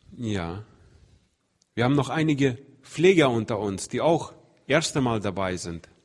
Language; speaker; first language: German; non-native, fluent; Russian